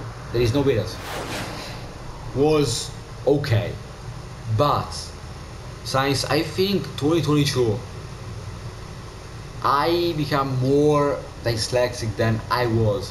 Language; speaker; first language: English; non-native, learner; Italian